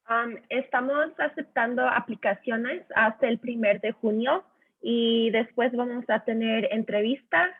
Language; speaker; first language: Spanish; early bilingual, heritage; Spanish